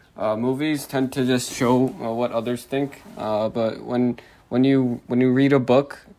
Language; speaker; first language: English; native; English